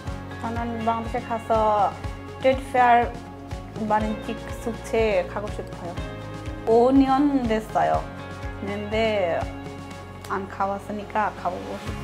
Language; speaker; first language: Korean; non-native, learner; Bangla